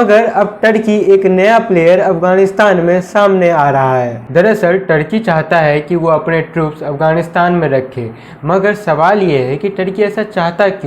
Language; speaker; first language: Hindi; native; Hindi